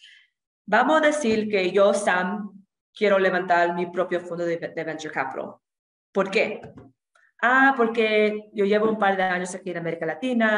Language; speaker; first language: Spanish; non-native, fluent; English